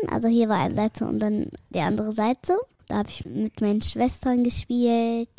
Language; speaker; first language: German; early bilingual, other home language; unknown